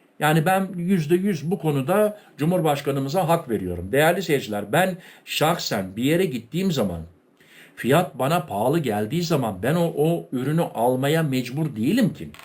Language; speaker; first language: Turkish; early bilingual, heritage; Turkish